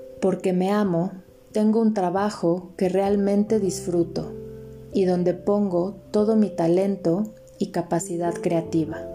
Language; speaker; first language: Spanish; native; Spanish